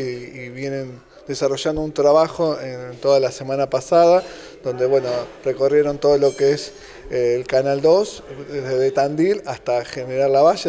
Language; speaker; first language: Spanish; native; Spanish